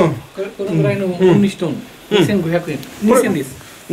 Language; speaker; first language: Japanese; non-native, learner; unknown